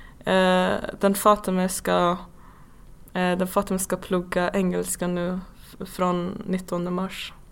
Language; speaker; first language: Swedish; non-native, fluent; Persian